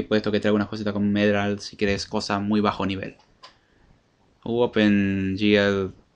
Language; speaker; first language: Spanish; native; Spanish